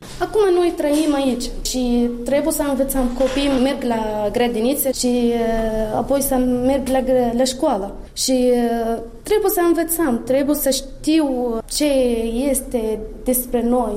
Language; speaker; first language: Romanian; non-native, learner; Arabic